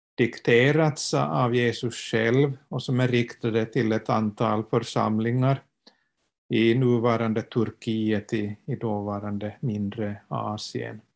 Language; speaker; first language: Swedish; native; Swedish